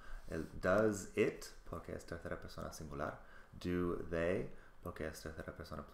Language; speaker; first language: Spanish; non-native, fluent; English